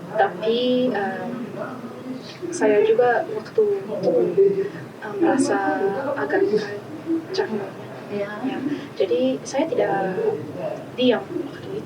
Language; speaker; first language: Indonesian; non-native, learner; Malagasy